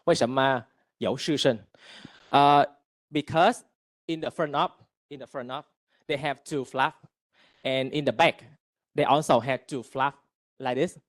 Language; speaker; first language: English; non-native, fluent; Vietnamese